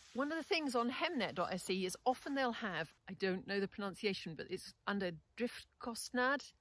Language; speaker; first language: English; native; English